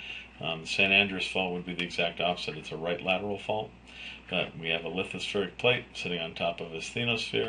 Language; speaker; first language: English; native; English